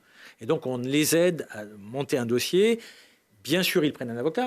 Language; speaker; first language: French; native; French